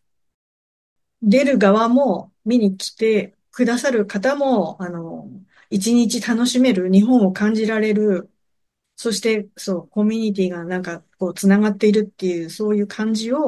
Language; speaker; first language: Japanese; native; Japanese